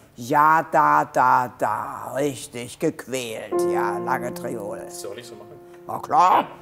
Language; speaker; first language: German; native; German